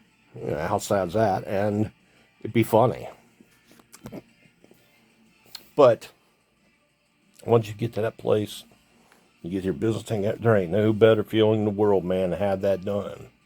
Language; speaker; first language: English; native; English